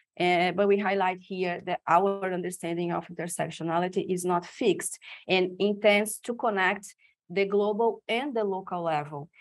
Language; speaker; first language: English; non-native, fluent; Portuguese